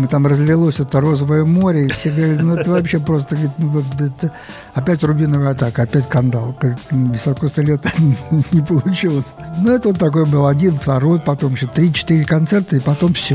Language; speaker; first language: Russian; native; Russian